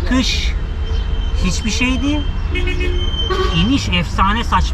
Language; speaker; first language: Turkish; native; Turkish